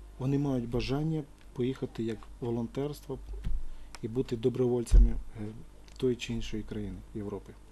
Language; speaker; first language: Ukrainian; non-native, local second language; Romany